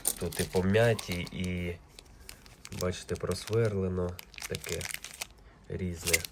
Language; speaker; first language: Ukrainian; native; Ukrainian